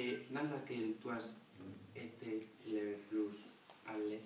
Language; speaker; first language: French; non-native, learner; Spanish